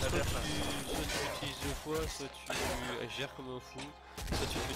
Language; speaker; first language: French; native; French